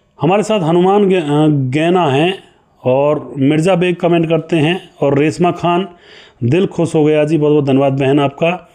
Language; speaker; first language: Hindi; native; Hindi